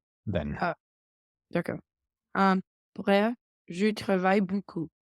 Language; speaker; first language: French; non-native, learner; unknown